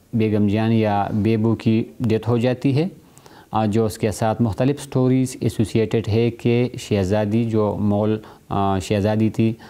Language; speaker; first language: Urdu; non-native, local second language; Pashto